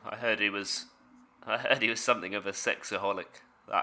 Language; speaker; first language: English; native; English